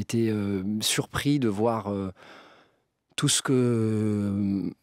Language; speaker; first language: French; native; French